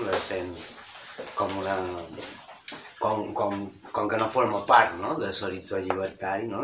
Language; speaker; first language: Catalan; native; Catalan